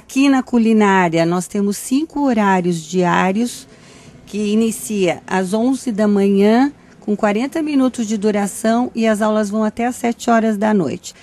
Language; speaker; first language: Portuguese; native; Portuguese